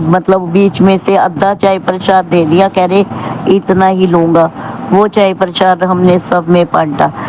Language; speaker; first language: Hindi; non-native, local second language; Punjabi